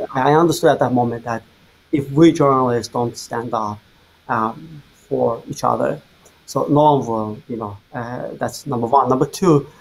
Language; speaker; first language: English; non-native, fluent; Azerbaijani